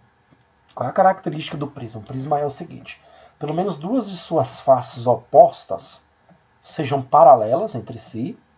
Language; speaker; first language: Portuguese; native; Portuguese